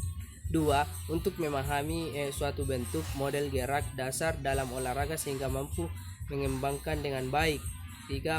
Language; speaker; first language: Indonesian; native; Indonesian